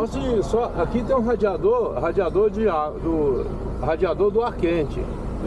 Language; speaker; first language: Portuguese; native; Portuguese